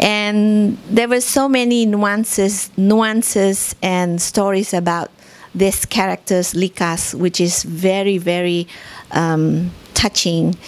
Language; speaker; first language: English; non-native, fluent; Indonesian